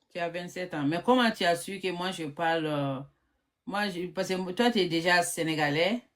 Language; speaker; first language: French; non-native, local second language; Bambara